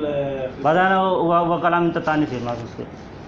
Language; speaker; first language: Arabic; non-native, learner; Hindi